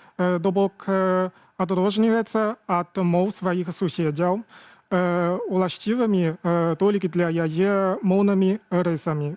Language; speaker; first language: Belarusian; non-native, fluent; Chinese